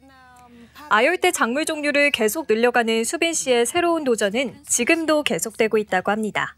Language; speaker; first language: Korean; native; Korean